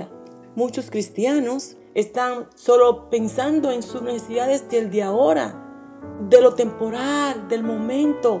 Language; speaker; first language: Spanish; native; Spanish